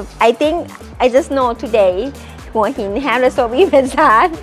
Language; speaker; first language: English; non-native, learner; Thai